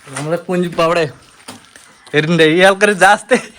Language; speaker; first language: Malayalam; native; Malayalam